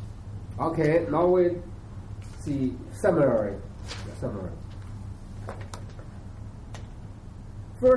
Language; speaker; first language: English; non-native, learner; Chinese